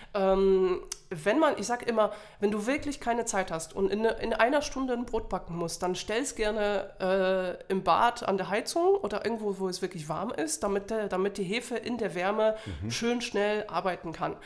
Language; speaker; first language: German; non-native, fluent; Polish